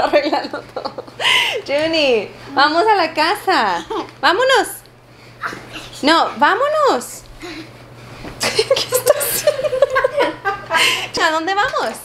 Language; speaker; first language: Spanish; early bilingual, heritage; Spanish